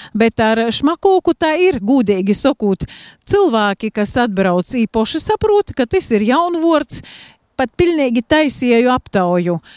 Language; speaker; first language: Latvian; native; Latvian